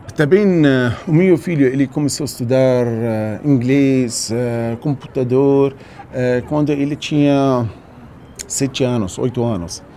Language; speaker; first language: Portuguese; non-native, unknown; Arabic